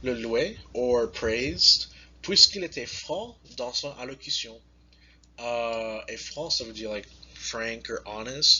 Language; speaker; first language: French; non-native, learner; English